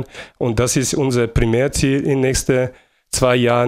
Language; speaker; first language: German; non-native, fluent; Bulgarian